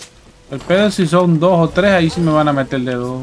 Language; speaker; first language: Spanish; native; Spanish